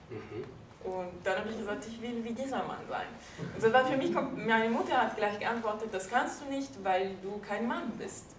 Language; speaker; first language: German; non-native, fluent; Italian